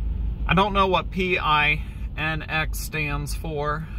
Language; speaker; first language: English; native; English